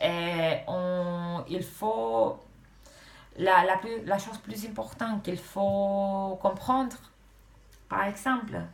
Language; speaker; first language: French; non-native, fluent; Romanian